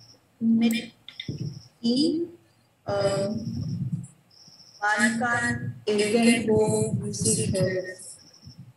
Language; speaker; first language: German; non-native, learner; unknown